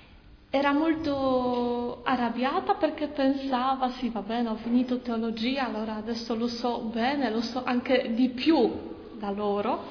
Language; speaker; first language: Italian; non-native, learner; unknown